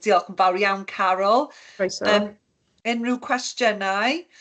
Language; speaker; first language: Welsh; non-native, local second language; English